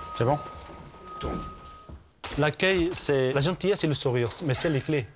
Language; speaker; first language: French; non-native, fluent; Portuguese